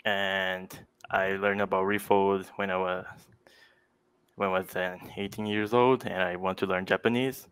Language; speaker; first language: English; non-native, fluent; Portuguese